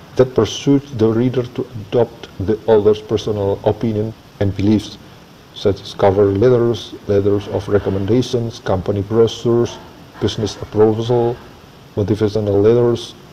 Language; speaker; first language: English; non-native, fluent; Indonesian